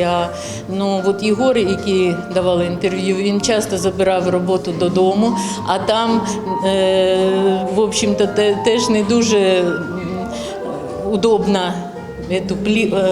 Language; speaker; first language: Ukrainian; non-native, local second language; Russian